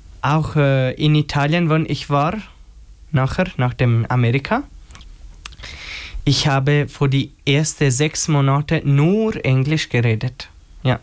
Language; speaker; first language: German; non-native, learner; Albanian